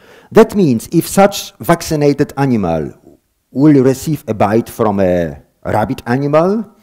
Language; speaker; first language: English; non-native, fluent; Polish